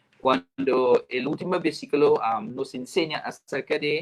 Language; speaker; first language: Spanish; non-native, fluent; English